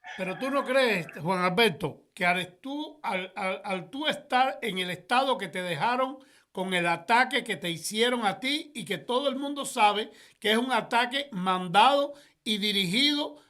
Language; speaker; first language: Spanish; native; Spanish